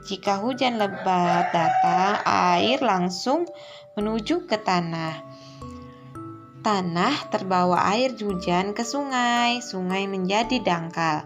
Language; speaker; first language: Indonesian; native; Indonesian